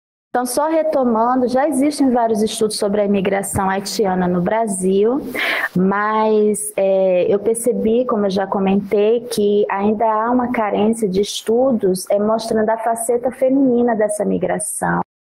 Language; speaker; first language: Portuguese; native; Portuguese